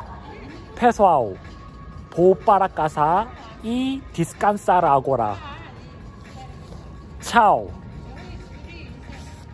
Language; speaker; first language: Portuguese; non-native, learner; Korean